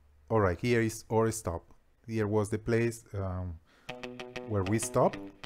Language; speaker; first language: English; non-native, fluent; Spanish